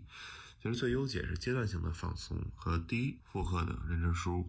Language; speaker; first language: Chinese; native; Chinese